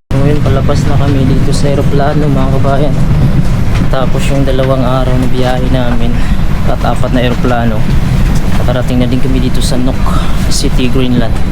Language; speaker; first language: Filipino; non-native, local second language; Cebuano